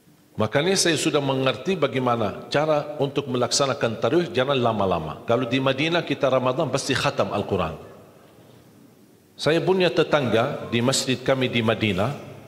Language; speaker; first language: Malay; non-native, fluent; Arabic